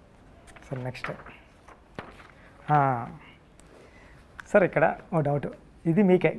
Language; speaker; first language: Telugu; native; Telugu